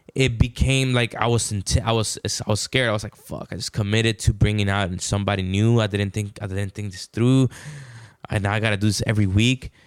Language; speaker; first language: English; non-native, fluent; Spanish